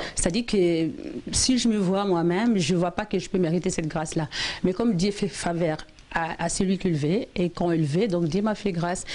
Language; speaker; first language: French; non-native, local second language; Lingala